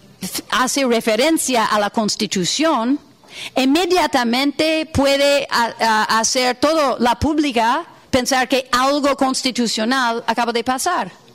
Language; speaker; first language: Spanish; non-native, fluent; English